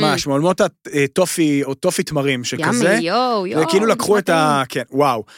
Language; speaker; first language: Hebrew; native; Hebrew